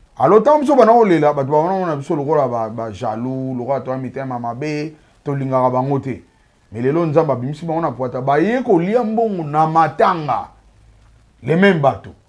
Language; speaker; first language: Lingala; native; Lingala